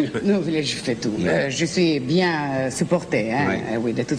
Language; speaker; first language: French; non-native, fluent; Italian